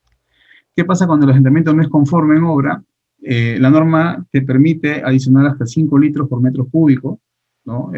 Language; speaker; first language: Spanish; native; Spanish